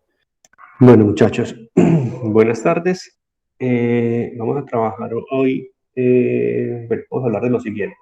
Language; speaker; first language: Spanish; native; Spanish